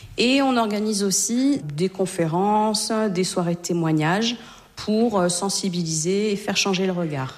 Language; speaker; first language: French; native; French